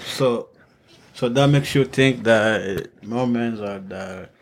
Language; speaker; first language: English; non-native, local second language; Kinyarwanda